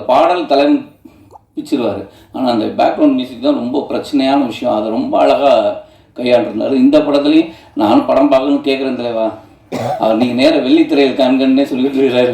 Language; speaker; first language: Tamil; native; Tamil